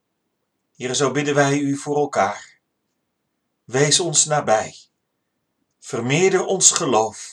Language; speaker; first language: Dutch; native; Dutch